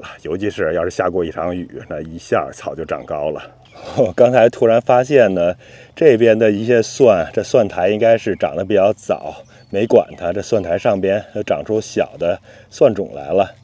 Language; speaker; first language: Chinese; native; Chinese